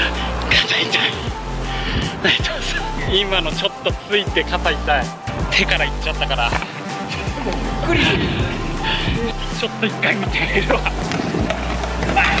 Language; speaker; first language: Japanese; native; Japanese